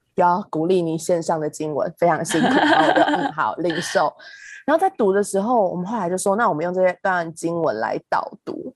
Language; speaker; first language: Chinese; native; Chinese